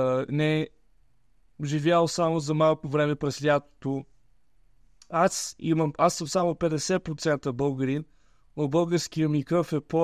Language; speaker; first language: Bulgarian; early bilingual, heritage; Bulgarian